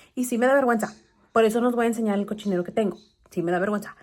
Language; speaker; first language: Spanish; early bilingual, other home language; English